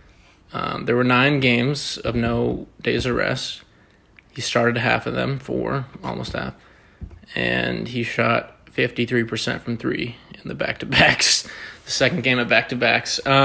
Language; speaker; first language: English; native; English